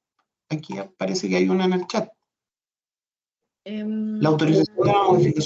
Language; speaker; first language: Spanish; native; Spanish